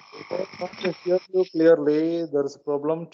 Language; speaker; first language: English; non-native, learner; Malayalam